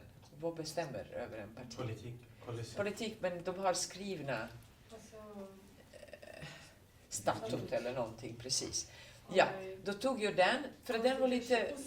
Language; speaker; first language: Swedish; non-native, fluent; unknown